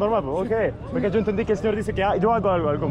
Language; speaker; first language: Spanish; non-native, fluent; German